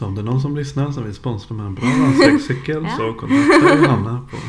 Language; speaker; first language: Swedish; native; Swedish